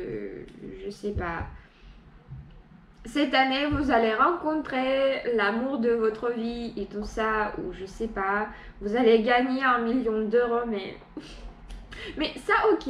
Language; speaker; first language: French; non-native, fluent; Russian